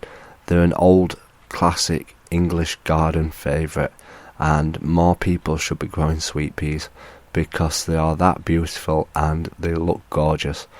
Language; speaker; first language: English; native; English